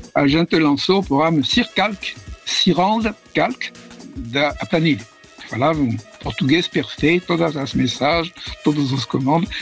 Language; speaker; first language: Portuguese; non-native, fluent; French